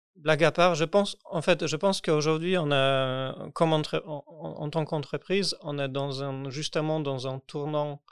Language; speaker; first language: French; non-native, fluent; Polish